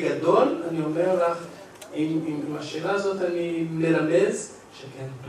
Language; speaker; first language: Hebrew; non-native, fluent; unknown